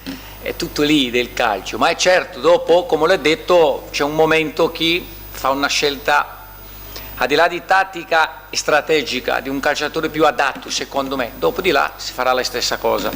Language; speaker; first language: Italian; non-native, fluent; Portuguese